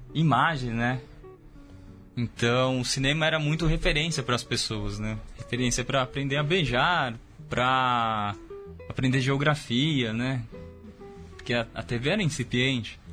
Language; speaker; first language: Portuguese; native; Portuguese